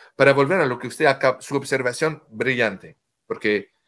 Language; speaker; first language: Spanish; non-native, fluent; French